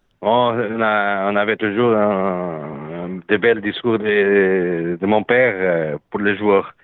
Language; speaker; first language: French; non-native, learner; Portuguese